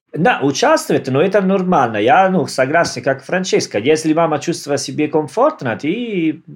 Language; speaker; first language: Russian; non-native, learner; Italian